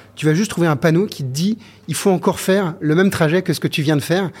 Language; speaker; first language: French; native; French